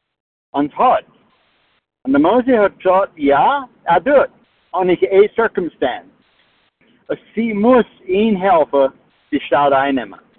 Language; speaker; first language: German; early bilingual, heritage; Pennsylvania German